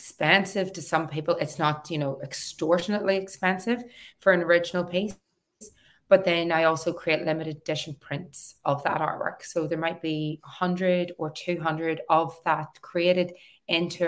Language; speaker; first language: English; native; English